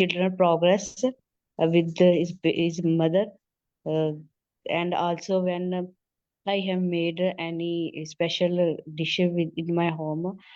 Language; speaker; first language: English; non-native, learner; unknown